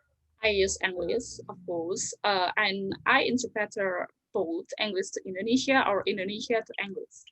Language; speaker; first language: English; non-native, learner; Indonesian